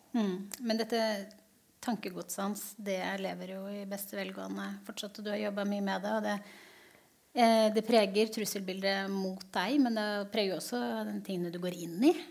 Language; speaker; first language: Norwegian; native; Norwegian